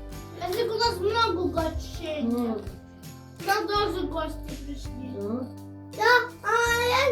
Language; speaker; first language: Russian; early bilingual, other home language; Armenian